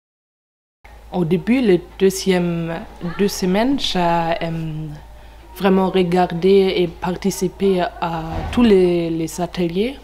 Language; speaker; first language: French; non-native, learner; German